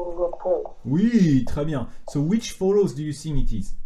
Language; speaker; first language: French; native; French